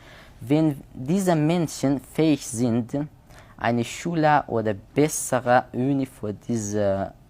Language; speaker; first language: German; non-native, learner; Persian